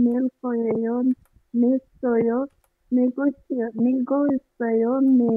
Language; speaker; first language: Korean; non-native, learner; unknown